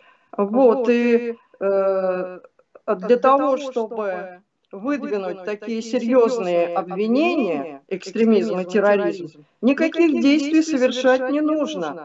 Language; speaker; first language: Russian; native; Russian